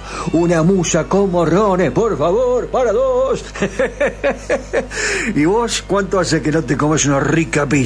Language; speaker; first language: Spanish; native; Spanish